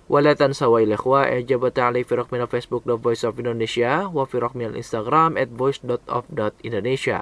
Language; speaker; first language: Arabic; non-native, fluent; Indonesian